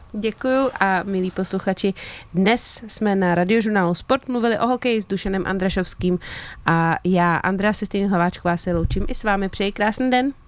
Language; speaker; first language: Czech; native; Czech